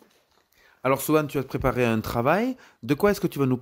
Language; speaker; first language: French; native; French